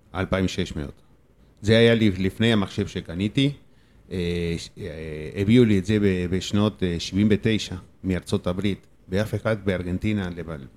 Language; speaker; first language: Hebrew; non-native, fluent; Spanish